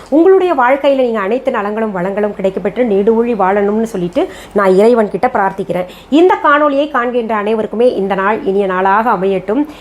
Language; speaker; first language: Tamil; non-native, fluent; Hindi